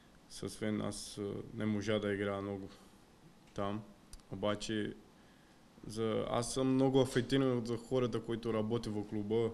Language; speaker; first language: Bulgarian; non-native, learner; Portuguese